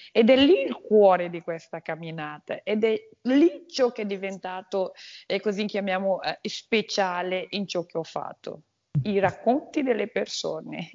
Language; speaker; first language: Italian; non-native, fluent; Portuguese